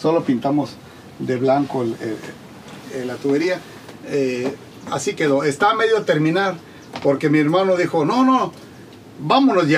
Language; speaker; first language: Spanish; native; Spanish